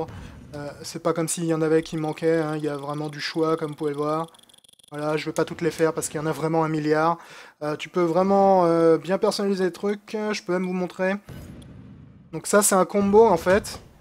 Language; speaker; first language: French; native; French